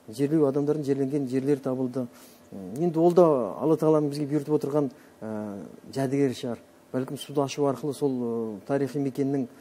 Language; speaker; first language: Kazakh; native; Kazakh